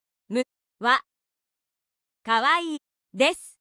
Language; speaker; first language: Japanese; non-native, learner; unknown